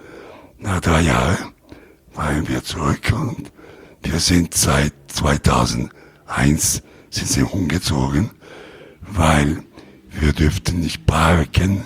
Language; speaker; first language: German; non-native, learner; Italian